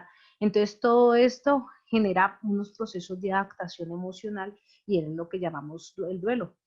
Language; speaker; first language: Spanish; native; Spanish